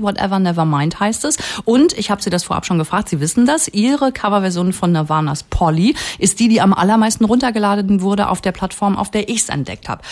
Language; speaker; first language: German; native; German